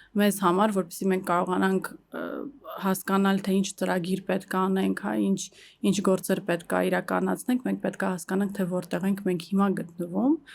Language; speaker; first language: Armenian; early bilingual, heritage; Armenian